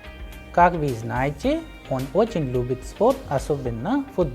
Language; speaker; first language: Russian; non-native, fluent; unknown